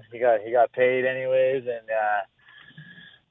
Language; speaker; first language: English; native; English